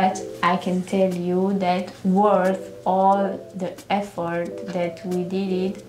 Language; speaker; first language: English; non-native, learner; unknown